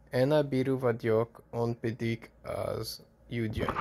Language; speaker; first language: Hungarian; non-native, learner; English